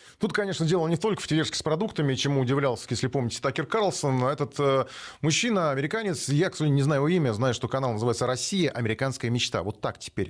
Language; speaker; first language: Russian; native; Russian